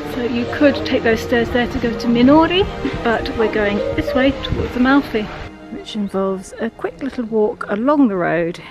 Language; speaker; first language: English; native; English